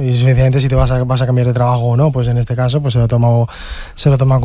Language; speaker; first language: Spanish; native; Spanish